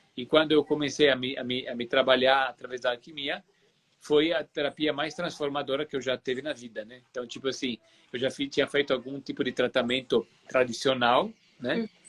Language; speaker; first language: Portuguese; non-native, fluent; Italian